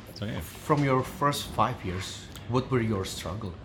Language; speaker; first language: English; non-native, fluent; Indonesian